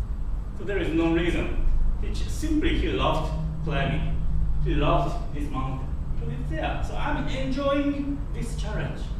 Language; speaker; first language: English; non-native, fluent; Japanese